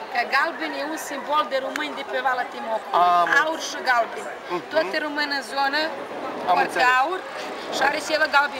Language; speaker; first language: Romanian; early bilingual, heritage; Romanian